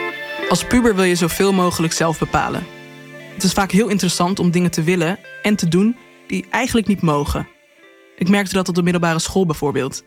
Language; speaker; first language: Dutch; native; Dutch